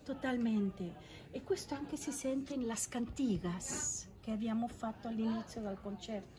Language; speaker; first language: Italian; non-native, fluent; Catalan